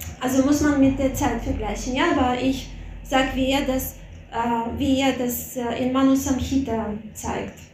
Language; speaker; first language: German; non-native, fluent; Russian